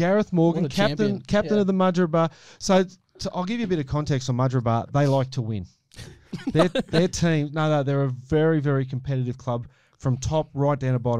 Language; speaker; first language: English; native; English